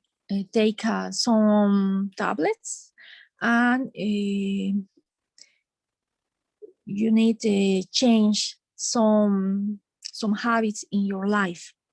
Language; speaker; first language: English; non-native, learner; Spanish